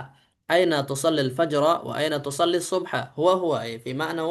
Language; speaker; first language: Arabic; non-native, fluent; Indonesian